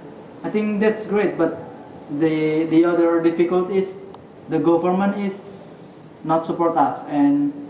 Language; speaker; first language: English; non-native, learner; Indonesian